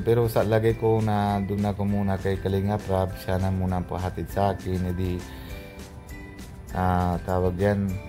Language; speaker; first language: Filipino; non-native, learner; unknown